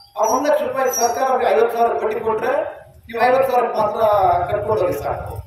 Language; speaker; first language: Kannada; native; Kannada